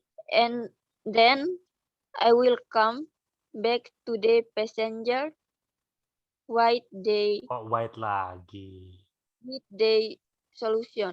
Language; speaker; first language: English; non-native, learner; Indonesian